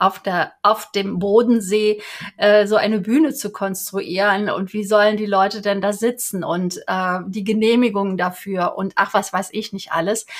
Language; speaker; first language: German; native; German